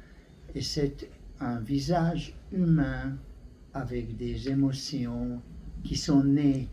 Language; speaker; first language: French; non-native, learner; Hungarian